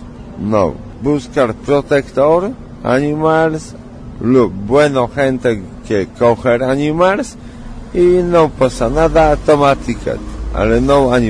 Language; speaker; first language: Spanish; non-native, learner; Polish